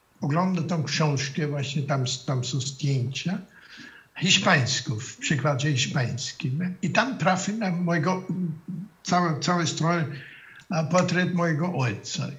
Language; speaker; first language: Polish; non-native, fluent; German